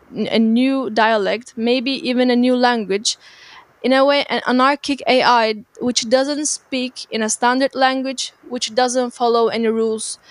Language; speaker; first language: English; non-native, fluent; Turkish